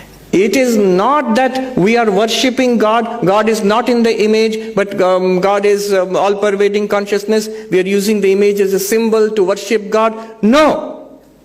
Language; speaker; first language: English; non-native, local second language; Bangla